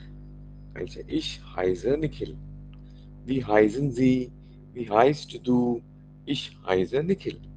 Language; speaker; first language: German; non-native, learner; Marathi